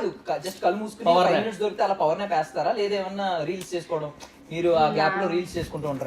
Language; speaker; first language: Telugu; native; Telugu